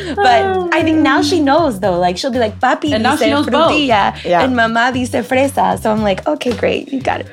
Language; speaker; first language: English; early bilingual, other home language; Spanish